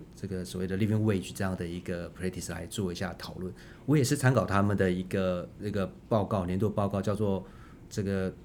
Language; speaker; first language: Chinese; native; Chinese